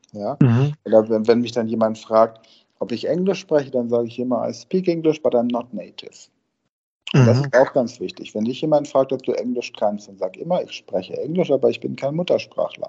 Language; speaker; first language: German; native; German